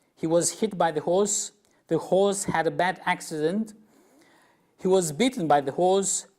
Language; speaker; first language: English; non-native, fluent; Romanian